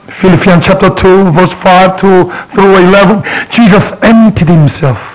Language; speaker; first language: English; non-native, fluent; Korean